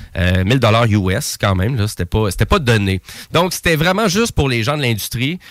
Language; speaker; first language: French; native; French